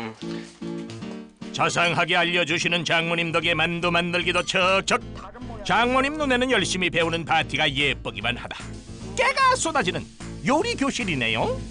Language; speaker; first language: Korean; native; Korean